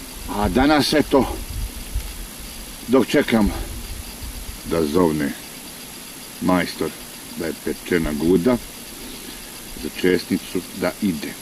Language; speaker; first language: Serbian; native; Serbian